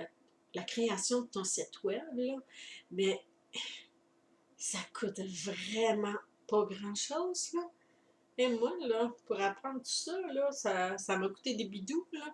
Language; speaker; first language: French; native; French